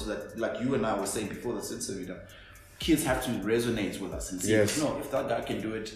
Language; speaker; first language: English; non-native, local second language; Zulu